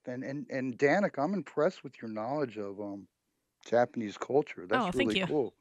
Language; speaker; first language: English; native; English